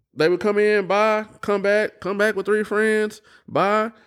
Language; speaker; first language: English; native; English